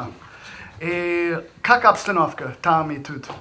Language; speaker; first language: Russian; non-native, learner; English